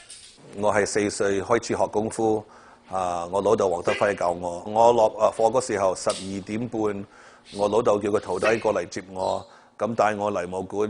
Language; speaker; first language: Cantonese; early bilingual, heritage; Cantonese